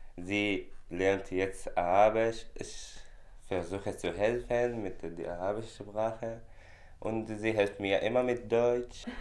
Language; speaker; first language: German; non-native, learner; Arabic